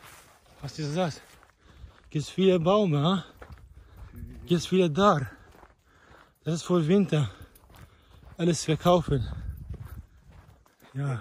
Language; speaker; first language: German; non-native, learner; Persian